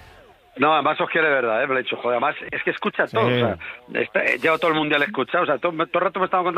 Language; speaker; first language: Spanish; native; Spanish